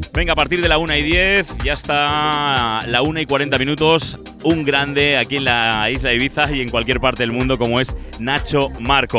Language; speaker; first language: Spanish; native; Spanish